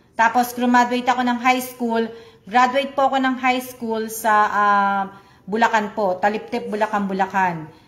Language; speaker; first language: Filipino; native; Filipino